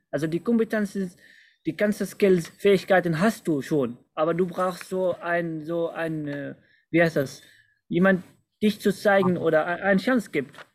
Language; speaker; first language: German; non-native, fluent; Arabic